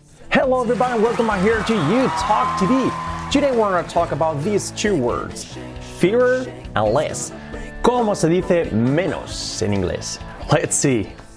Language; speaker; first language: English; non-native, fluent; Spanish